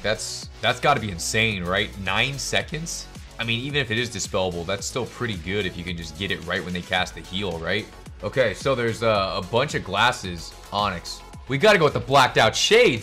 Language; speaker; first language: English; native; English